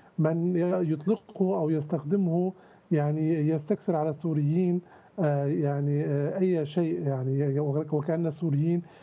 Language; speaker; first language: Arabic; native; Arabic